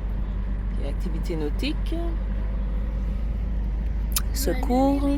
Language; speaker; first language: French; native; French